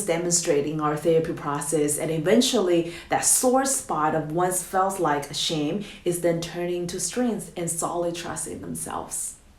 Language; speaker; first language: English; non-native, fluent; Chinese